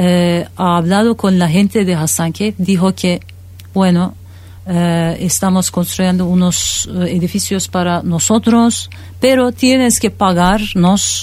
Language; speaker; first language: Spanish; non-native, fluent; Turkish